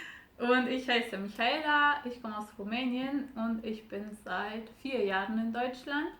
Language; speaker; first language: German; non-native, fluent; Romanian